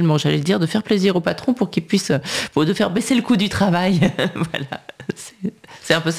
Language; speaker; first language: French; native; French